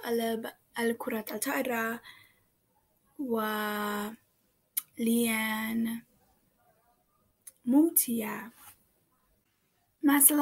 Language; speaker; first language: Arabic; non-native, learner; English